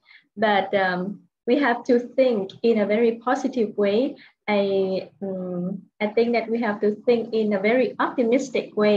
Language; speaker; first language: English; non-native, fluent; Vietnamese